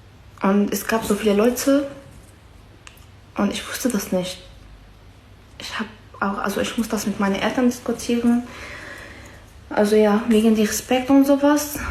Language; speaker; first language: German; non-native, fluent; Arabic